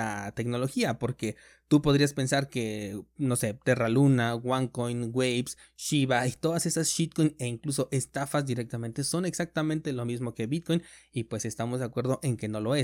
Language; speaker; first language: Spanish; native; Spanish